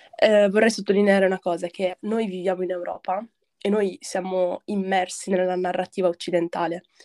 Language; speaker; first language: Italian; early bilingual, other home language; Arabic